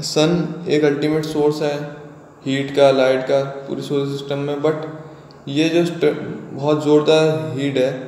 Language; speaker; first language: Hindi; native; Hindi